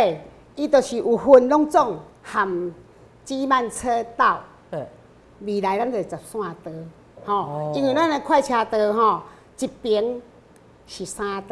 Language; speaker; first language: Chinese; non-native, local second language; Min Nan Chinese